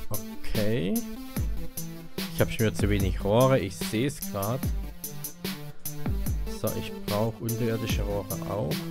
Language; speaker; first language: German; native; German